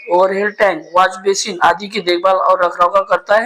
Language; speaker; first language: Hindi; non-native, local second language; Marathi